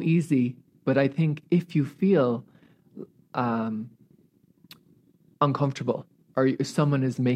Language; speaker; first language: English; native; English